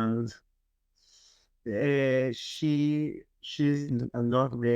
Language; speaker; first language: English; non-native, learner; Spanish